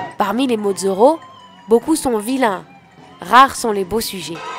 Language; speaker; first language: French; native; French